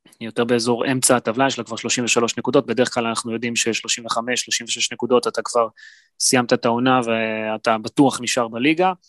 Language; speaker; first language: Hebrew; native; Hebrew